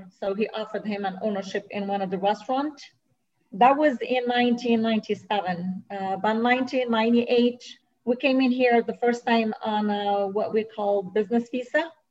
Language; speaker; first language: English; non-native, fluent; Arabic